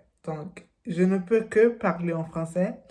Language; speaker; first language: French; non-native, learner; English